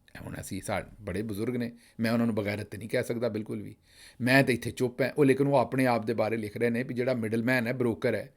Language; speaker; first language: Urdu; non-native, local second language; Punjabi